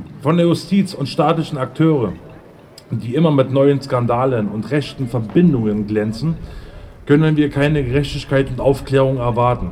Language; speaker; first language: German; native; German